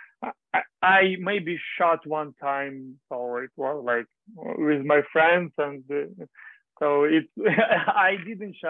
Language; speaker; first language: English; non-native, learner; Ukrainian